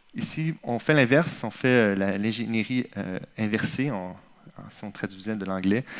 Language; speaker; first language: French; native; French